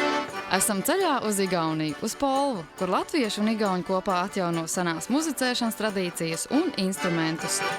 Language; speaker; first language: Latvian; native; Latvian